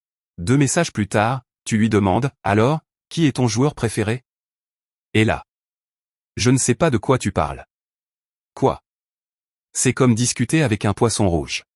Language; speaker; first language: French; native; French